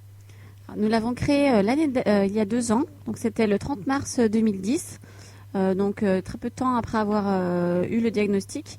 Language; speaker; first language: French; native; French